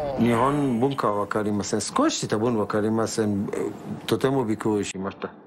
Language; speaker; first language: Japanese; non-native, learner; Hebrew